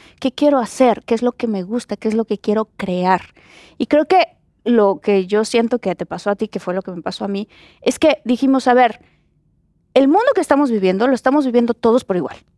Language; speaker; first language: Spanish; native; Spanish